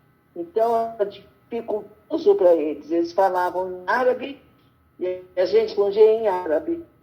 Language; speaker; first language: Portuguese; early bilingual, other home language; Arabic